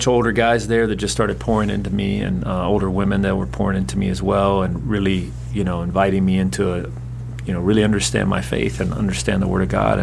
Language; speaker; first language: English; native; English